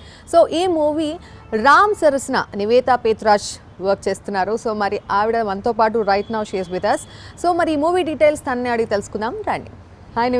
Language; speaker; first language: Telugu; native; Telugu